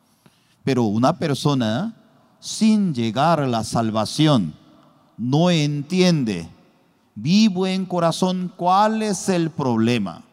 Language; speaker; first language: Spanish; non-native, learner; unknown